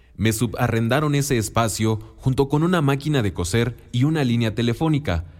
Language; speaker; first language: Spanish; non-native, local second language; Mixtepec Mixtec